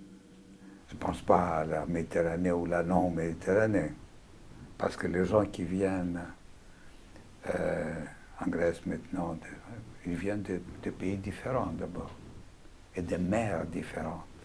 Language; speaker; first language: French; non-native, fluent; Greek